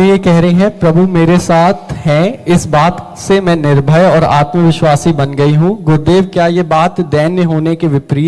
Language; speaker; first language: Hindi; native; Hindi